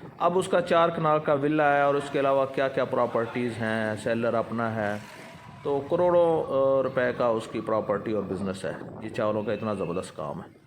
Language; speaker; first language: Urdu; non-native, local second language; Punjabi